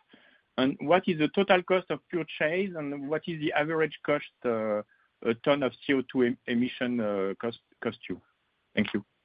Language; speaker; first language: English; non-native, fluent; French